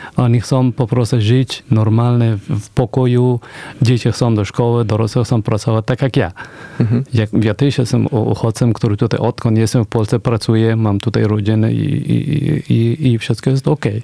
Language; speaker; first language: Polish; non-native, fluent; Persian